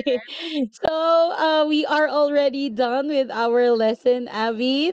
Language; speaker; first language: English; non-native, local second language; Filipino